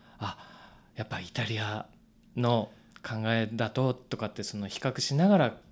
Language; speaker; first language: Japanese; native; Japanese